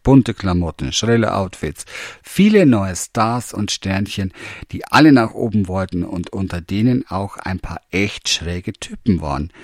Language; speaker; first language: German; native; German